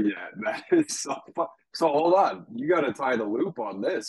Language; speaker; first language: English; native; English